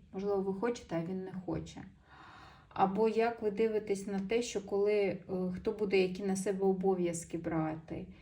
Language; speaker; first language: Ukrainian; non-native, local second language; Russian